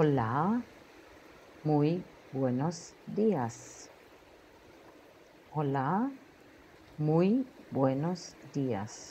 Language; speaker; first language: Spanish; non-native, fluent; German